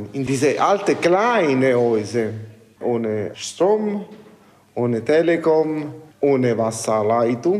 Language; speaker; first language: German; non-native, learner; Italian